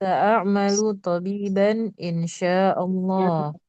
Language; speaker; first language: Arabic; non-native, learner; Indonesian